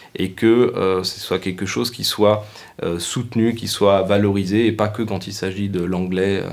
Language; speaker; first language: French; native; French